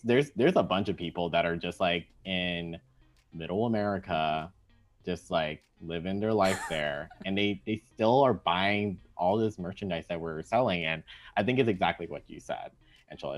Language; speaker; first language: English; native; English